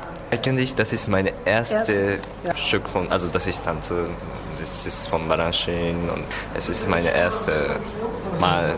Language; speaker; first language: German; non-native, learner; Japanese